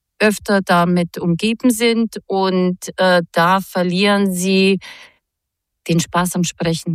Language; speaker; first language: German; non-native, fluent; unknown